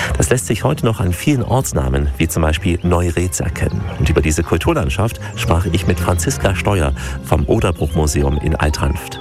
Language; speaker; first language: German; native; German